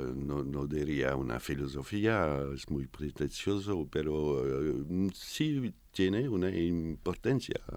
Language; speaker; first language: Spanish; non-native, fluent; French